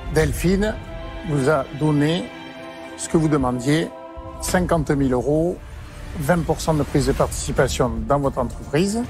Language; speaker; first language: French; non-native, fluent; English